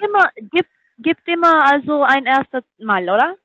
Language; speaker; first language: German; non-native, fluent; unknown